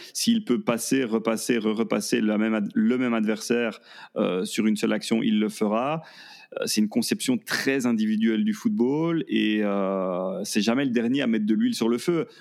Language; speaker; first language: French; native; French